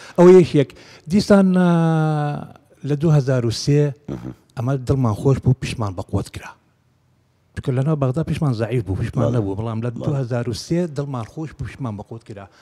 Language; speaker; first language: Central Kurdish; non-native, local second language; Southern Kurdish